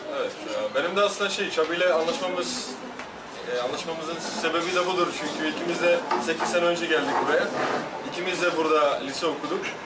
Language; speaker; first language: Turkish; non-native, fluent; Slovak